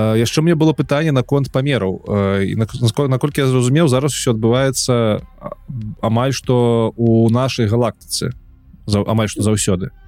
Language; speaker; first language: Belarusian; non-native, local second language; Russian